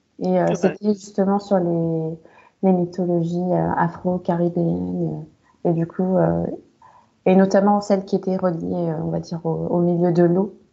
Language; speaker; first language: French; native; French